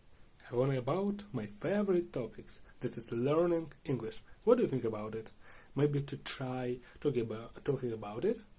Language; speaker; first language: English; non-native, learner; Russian